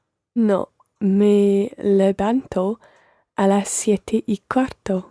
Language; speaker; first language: Spanish; non-native, learner; English